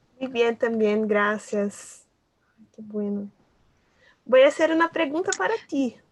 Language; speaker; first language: Spanish; non-native, learner; Portuguese